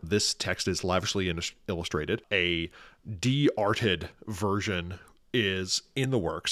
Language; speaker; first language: English; native; English